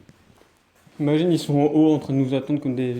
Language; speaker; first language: French; native; French